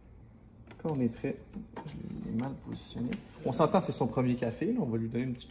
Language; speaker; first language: French; native; French